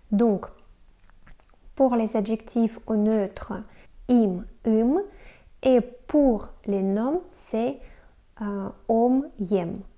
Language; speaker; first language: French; non-native, fluent; Russian